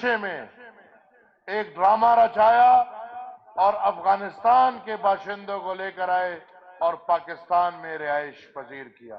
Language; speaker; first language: Urdu; non-native, local second language; Pashto